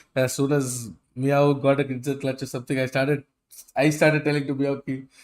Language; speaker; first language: English; non-native, local second language; Hindi